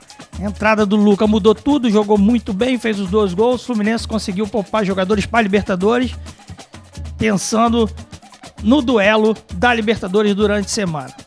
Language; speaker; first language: Portuguese; native; Portuguese